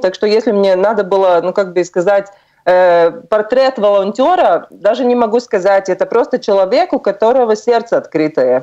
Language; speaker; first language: Russian; non-native, local second language; Latvian